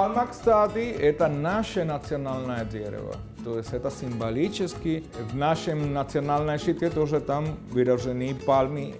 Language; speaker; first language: Russian; non-native, fluent; Spanish